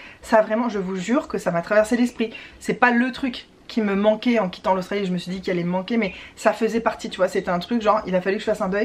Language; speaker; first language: French; native; French